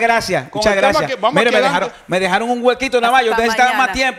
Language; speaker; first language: Spanish; native; Spanish